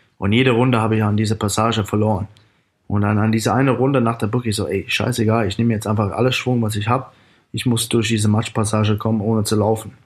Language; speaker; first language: German; non-native, fluent; English